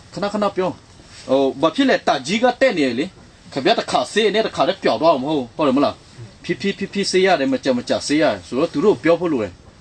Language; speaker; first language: Burmese; non-native, local second language; Western Kayah